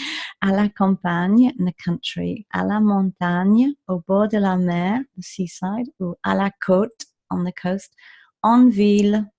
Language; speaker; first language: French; non-native, fluent; English